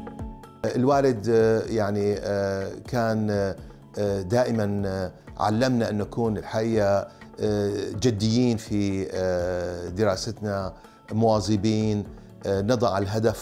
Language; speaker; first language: Arabic; native; Arabic